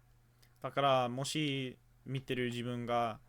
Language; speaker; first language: Japanese; non-native, fluent; English